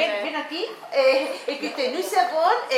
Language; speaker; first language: French; non-native, learner; Spanish